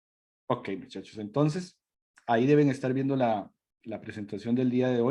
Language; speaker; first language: Spanish; native; Spanish